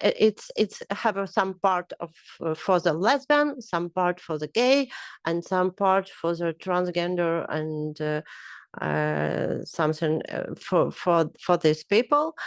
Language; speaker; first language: English; non-native, learner; Ukrainian